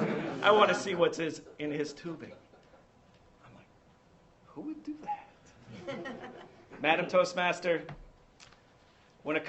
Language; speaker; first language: English; native; English